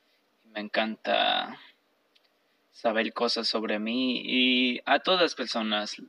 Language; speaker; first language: Spanish; early bilingual, heritage; Spanish